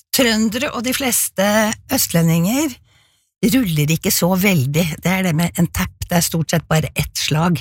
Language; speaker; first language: Norwegian; native; Norwegian